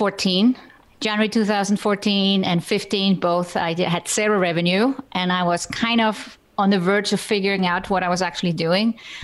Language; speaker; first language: English; non-native, fluent; Icelandic